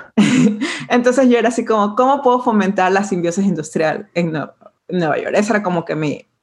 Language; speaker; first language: Spanish; native; Spanish